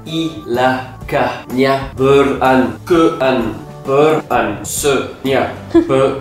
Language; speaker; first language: Indonesian; non-native, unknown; French